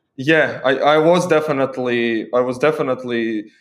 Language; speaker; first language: English; non-native, fluent; Croatian